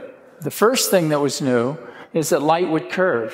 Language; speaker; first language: English; native; English